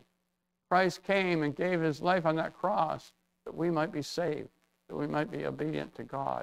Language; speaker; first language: English; native; English